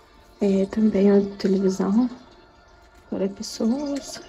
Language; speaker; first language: Portuguese; non-native, fluent; Russian